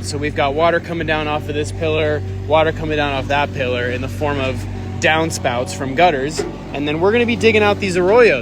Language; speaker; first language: English; native; English